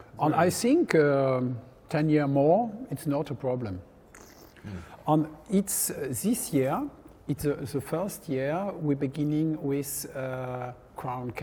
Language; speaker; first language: English; non-native, learner; French